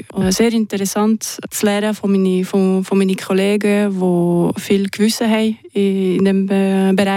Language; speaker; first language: German; non-native, local second language; French